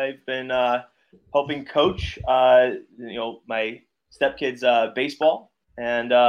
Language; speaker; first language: English; native; English